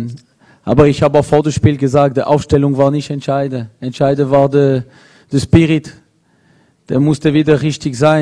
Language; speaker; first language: German; non-native, local second language; French